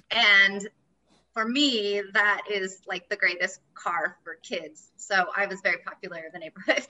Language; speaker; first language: English; native; English